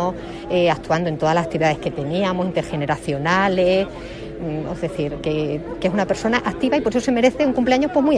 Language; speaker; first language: Spanish; native; Spanish